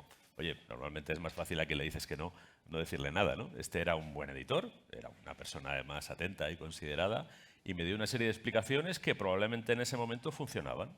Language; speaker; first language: Spanish; native; Spanish